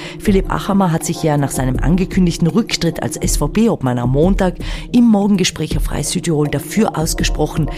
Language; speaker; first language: German; native; German